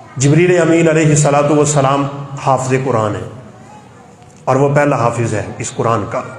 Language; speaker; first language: Urdu; non-native, local second language; Punjabi